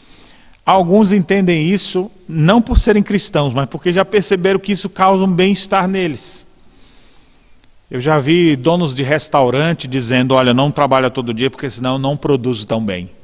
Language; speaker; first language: Portuguese; native; Portuguese